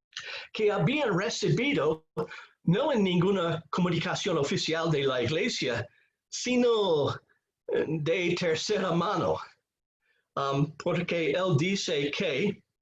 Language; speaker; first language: Spanish; non-native, fluent; English